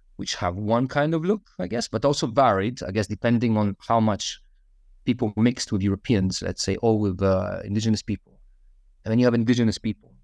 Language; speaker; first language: English; non-native, fluent; Russian